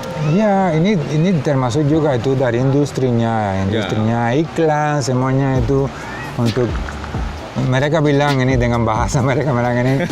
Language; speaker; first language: Indonesian; non-native, fluent; Spanish